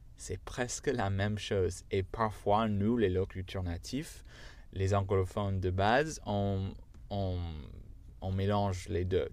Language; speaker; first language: French; non-native, fluent; English